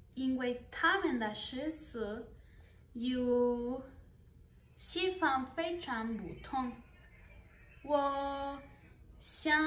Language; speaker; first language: Chinese; non-native, learner; Spanish